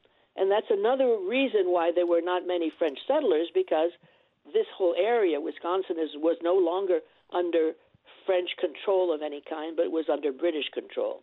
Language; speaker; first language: English; non-native, fluent; French